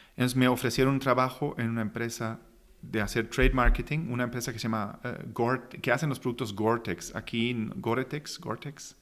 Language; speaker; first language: Spanish; non-native, fluent; German